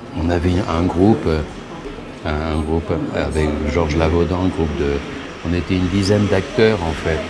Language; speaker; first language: French; early bilingual, other home language; Spanish